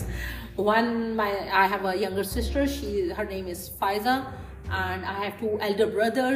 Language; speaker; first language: English; non-native, local second language; Urdu